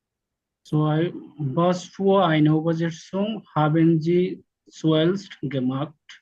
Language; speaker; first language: German; non-native, learner; Bangla